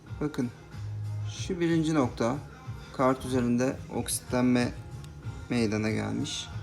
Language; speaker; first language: Turkish; native; Turkish